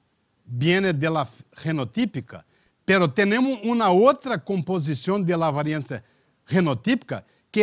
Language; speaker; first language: Spanish; non-native, learner; Portuguese